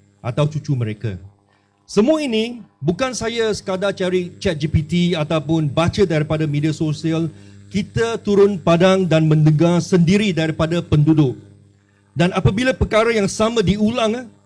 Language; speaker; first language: Malay; non-native, local second language; Chinese